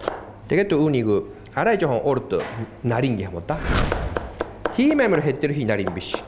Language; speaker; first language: Mongolian; non-native, fluent; Japanese